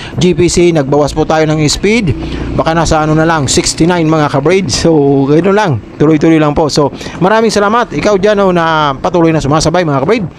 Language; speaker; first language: Filipino; non-native, local second language; Bikol